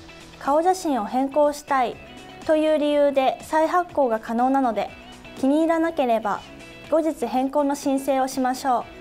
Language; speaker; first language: Japanese; native; Japanese